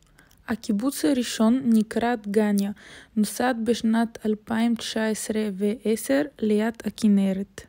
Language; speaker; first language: Hebrew; non-native, learner; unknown